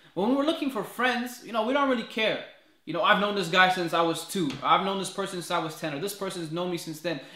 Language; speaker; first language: English; native; English